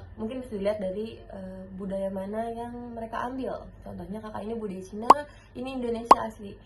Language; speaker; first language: Indonesian; native; Indonesian